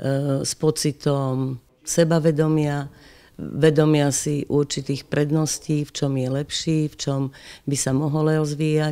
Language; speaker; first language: Slovak; native; Slovak